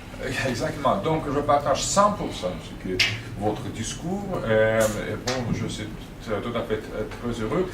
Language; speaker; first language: French; non-native, fluent; Russian